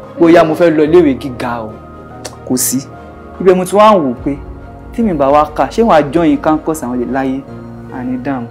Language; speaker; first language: Yoruba; native; Yoruba